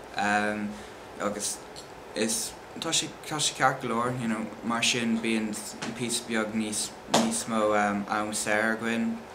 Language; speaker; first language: Irish; non-native, local second language; English